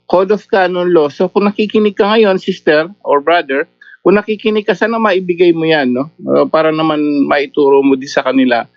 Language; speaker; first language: Filipino; native; Filipino